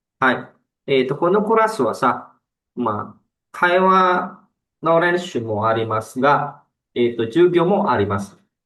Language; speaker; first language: Japanese; non-native, fluent; Indonesian